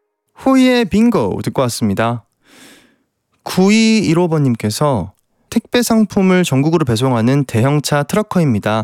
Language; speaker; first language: Korean; native; Korean